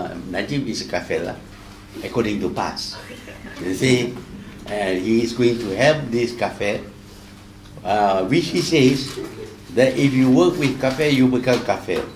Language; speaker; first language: English; non-native, local second language; Malay